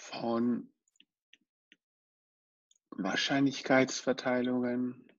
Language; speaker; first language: German; non-native, fluent; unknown